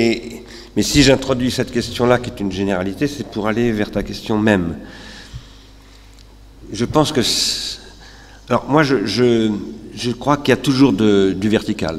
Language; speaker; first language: French; native; French